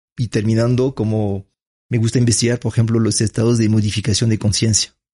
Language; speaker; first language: Spanish; non-native, fluent; French